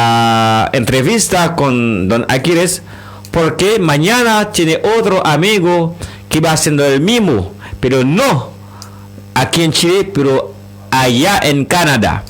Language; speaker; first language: Spanish; non-native, learner; Haitian Creole